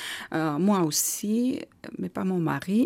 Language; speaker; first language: French; non-native, learner; Armenian